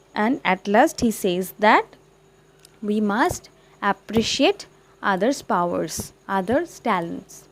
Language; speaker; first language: English; non-native, local second language; Bangla